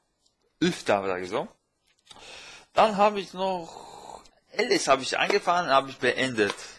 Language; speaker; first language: German; non-native, fluent; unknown